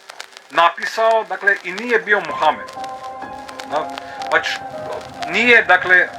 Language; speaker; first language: Croatian; native; Croatian